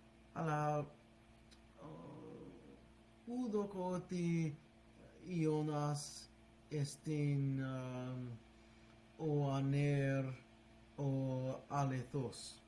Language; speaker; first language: Greek; non-native, learner; English